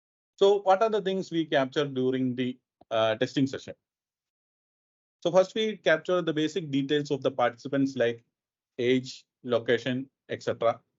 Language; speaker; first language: English; non-native, local second language; Malayalam